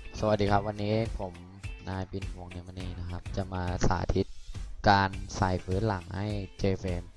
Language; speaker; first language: Thai; native; Thai